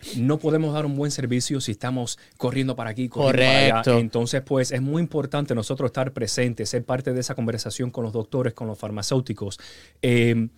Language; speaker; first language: Spanish; early bilingual, heritage; Spanish